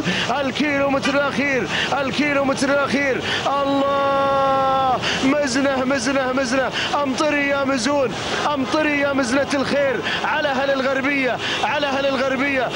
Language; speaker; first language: Arabic; native; Arabic